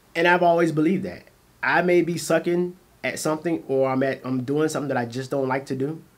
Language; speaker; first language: English; native; English